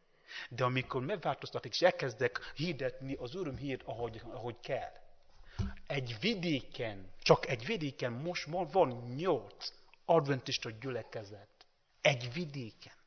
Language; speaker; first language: Hungarian; non-native, learner; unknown